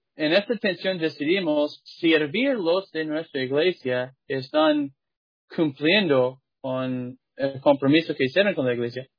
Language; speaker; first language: Spanish; non-native, fluent; English